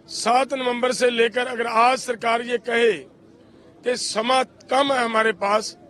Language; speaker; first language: Hindi; non-native, local second language; Punjabi